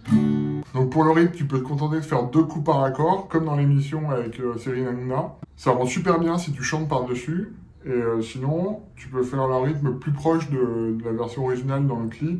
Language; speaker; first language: French; native; French